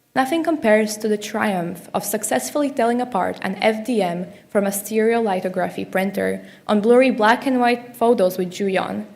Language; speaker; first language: English; non-native, fluent; Slovak